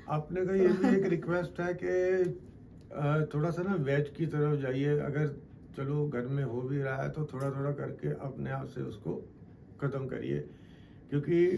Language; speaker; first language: Hindi; non-native, local second language; Punjabi